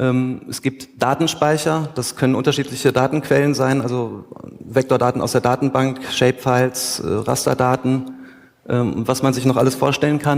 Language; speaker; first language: German; native; German